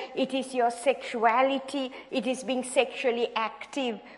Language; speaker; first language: English; non-native, local second language; Sinhala